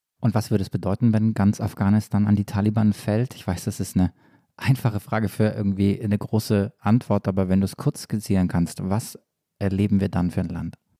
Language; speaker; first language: German; native; German